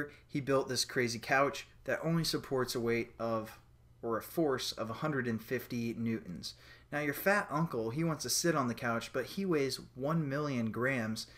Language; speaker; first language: English; native; English